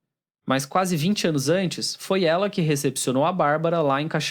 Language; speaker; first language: Portuguese; native; Portuguese